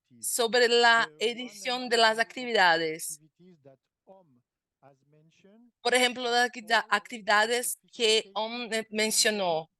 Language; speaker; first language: Spanish; non-native, fluent; Portuguese